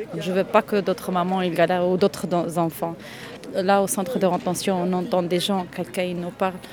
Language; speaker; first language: French; non-native, local second language; Arabic